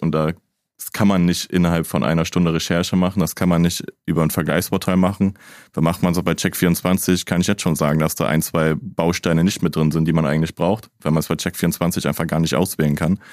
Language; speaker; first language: German; native; German